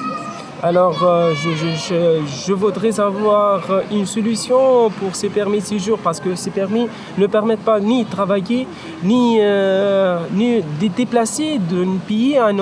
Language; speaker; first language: French; non-native, local second language; Arabic